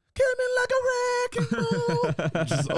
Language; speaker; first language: English; native; English